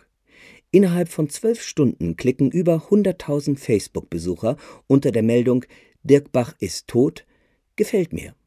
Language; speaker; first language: German; native; German